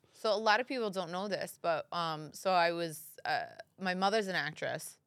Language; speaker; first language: English; early bilingual, other home language; Italian